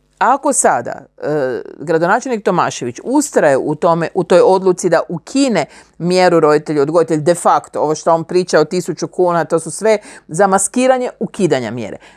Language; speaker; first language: Croatian; native; Croatian